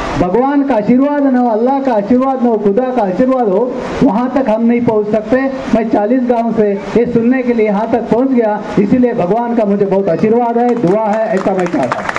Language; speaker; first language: Hindi; non-native, local second language; Marathi